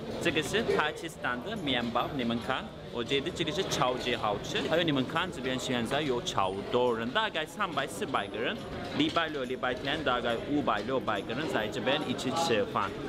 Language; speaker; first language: Chinese; non-native, fluent; Turkish